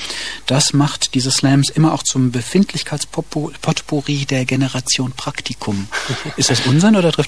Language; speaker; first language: German; native; German